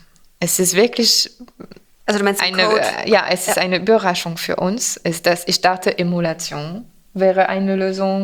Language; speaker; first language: German; non-native, fluent; French